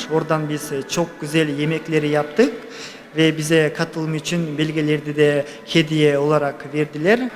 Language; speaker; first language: Turkish; non-native, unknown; Kyrgyz